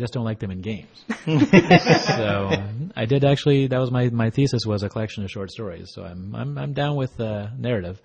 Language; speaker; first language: English; native; English